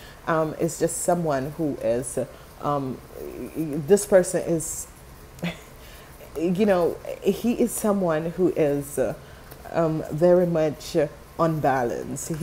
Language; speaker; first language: English; non-native, fluent; Dutch